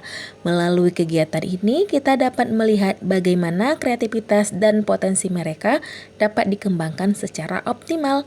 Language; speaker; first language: Indonesian; native; Indonesian